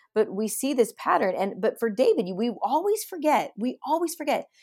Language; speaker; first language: English; early bilingual, other home language; Hindi